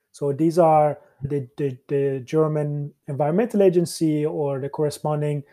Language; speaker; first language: English; early bilingual, other home language; Persian